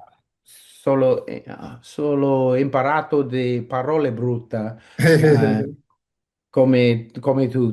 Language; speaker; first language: Italian; non-native, learner; English